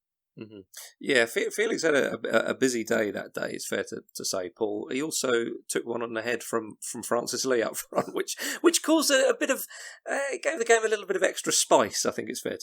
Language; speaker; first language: English; native; English